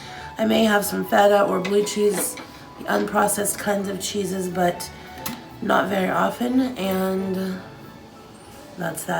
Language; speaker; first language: English; native; English